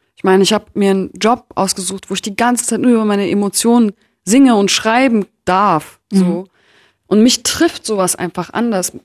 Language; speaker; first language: German; native; German